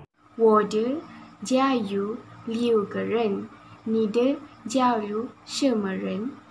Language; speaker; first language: Chinese; non-native, learner; Malay